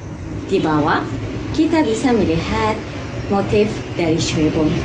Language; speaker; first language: Indonesian; non-native, learner; Arabic